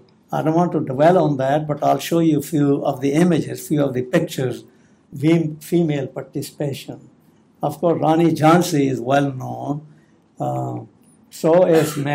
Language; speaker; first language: English; non-native, local second language; Punjabi